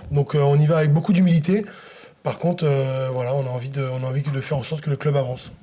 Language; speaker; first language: French; native; French